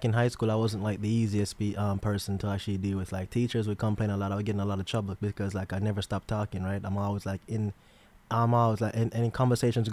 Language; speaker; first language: English; non-native, local second language; Jamaican Creole English